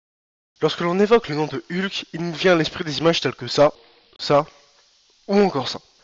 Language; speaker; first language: French; native; French